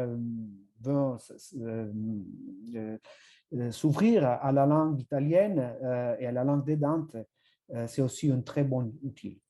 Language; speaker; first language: French; non-native, fluent; Italian